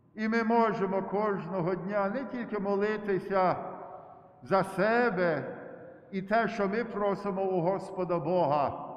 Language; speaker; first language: Ukrainian; early bilingual, heritage; Ukrainian